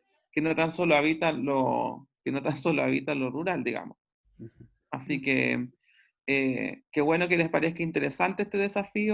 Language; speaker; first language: Spanish; native; Spanish